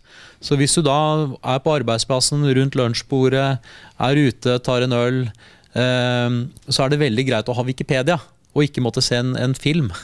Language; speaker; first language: Norwegian; native; Norwegian